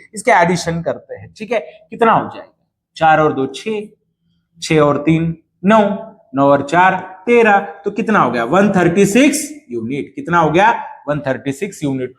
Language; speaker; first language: Hindi; non-native, local second language; Marathi